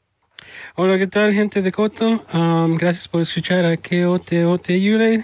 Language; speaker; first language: Spanish; native; Spanish